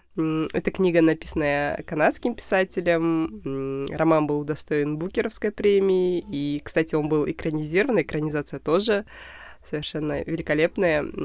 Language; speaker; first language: Russian; non-native, local second language; Kazakh